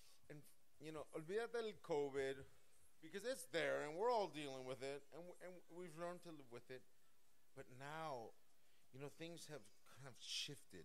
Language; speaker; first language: English; early bilingual, other home language; Spanish